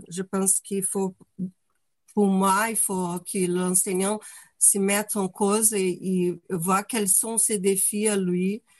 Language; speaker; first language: French; non-native, fluent; Portuguese